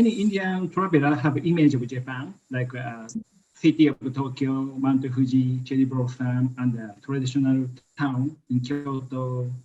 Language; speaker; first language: English; non-native, learner; Japanese